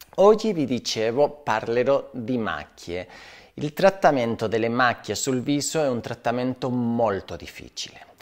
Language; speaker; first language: Italian; non-native, fluent; Spanish